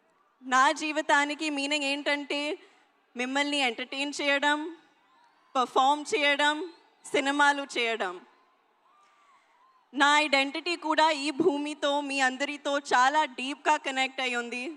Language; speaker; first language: Telugu; non-native, learner; Hindi